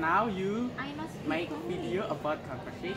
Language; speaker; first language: English; non-native, learner; Indonesian